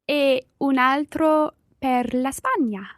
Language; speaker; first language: Italian; non-native, learner; English